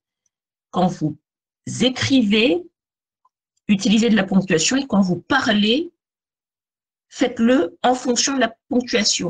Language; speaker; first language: French; native; French